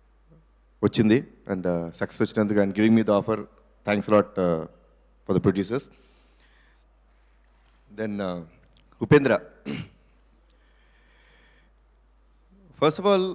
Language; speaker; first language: Telugu; native; Telugu